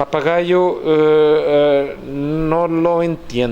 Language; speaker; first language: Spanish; non-native, learner; Portuguese